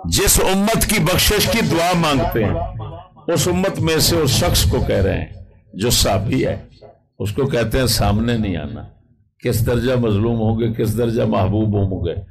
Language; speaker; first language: Urdu; non-native, local second language; Punjabi